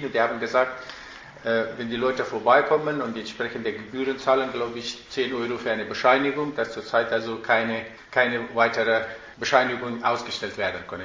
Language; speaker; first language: German; non-native, fluent; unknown